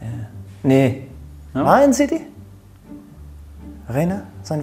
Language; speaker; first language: German; non-native, learner; French